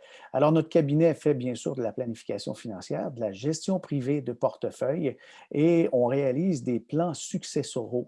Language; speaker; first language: French; native; French